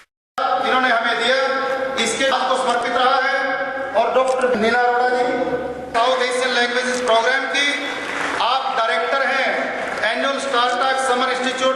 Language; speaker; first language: Hindi; native; Hindi